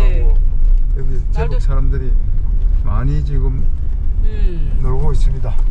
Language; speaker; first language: Korean; native; Korean